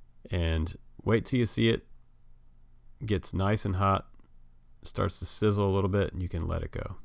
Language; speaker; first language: English; native; English